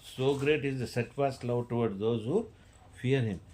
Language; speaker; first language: English; non-native, local second language; Telugu